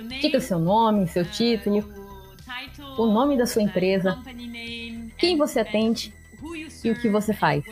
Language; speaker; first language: Portuguese; non-native, learner; English